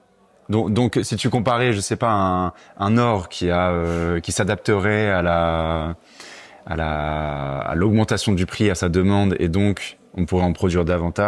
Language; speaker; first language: French; native; French